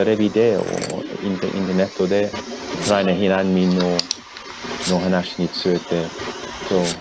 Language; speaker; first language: Japanese; non-native, learner; English